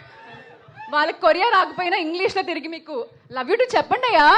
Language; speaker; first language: Telugu; native; Telugu